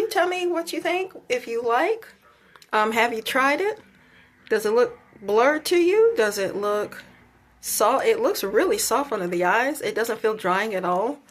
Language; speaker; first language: English; native; English